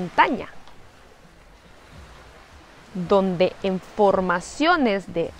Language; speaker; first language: Spanish; non-native, fluent; English